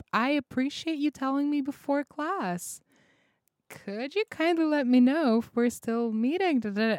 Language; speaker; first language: English; non-native, fluent; Russian